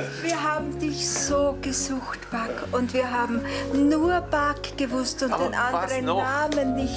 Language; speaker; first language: German; native; German